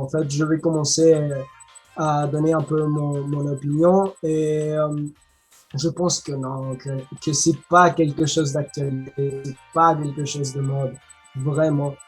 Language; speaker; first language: French; non-native, learner; Spanish